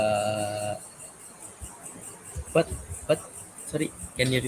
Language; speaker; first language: English; non-native, learner; Indonesian